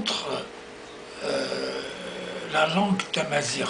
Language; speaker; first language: French; non-native, local second language; Kabyle